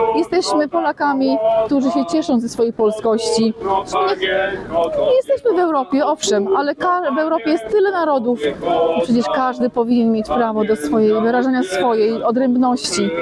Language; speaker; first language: Polish; native; Polish